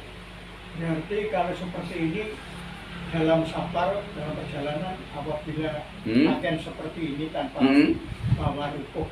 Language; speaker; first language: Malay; non-native, local second language; Javanese